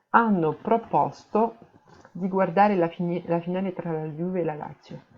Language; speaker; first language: Italian; non-native, fluent; French